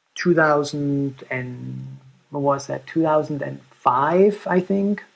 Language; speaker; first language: English; non-native, fluent; German